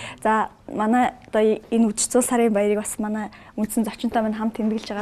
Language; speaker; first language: Mongolian; native; Mongolian